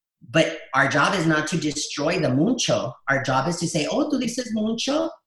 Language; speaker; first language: English; early bilingual, other home language; Spanish